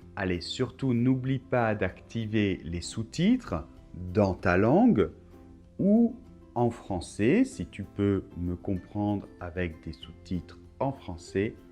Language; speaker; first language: French; native; French